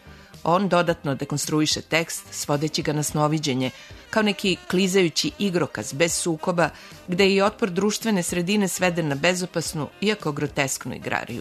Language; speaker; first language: Serbian; native; Serbian